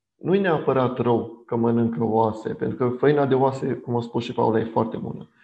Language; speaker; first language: Romanian; non-native, local second language; Hungarian